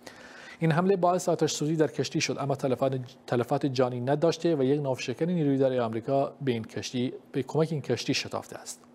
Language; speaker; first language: Persian; non-native, local second language; Kurdish